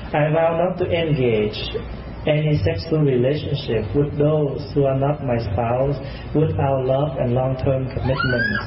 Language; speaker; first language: English; non-native, fluent; Vietnamese